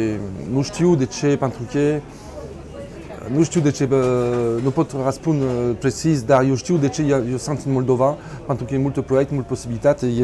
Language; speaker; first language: Romanian; non-native, learner; French